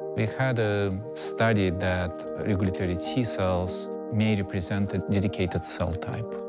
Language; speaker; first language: English; non-native, fluent; Russian